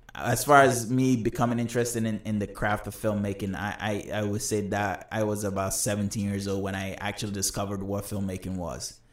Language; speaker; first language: English; early bilingual, other home language; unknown